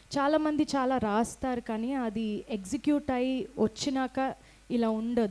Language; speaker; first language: Telugu; non-native, local second language; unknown